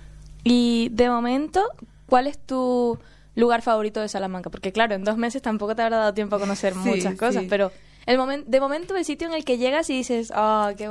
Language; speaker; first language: Spanish; native; Spanish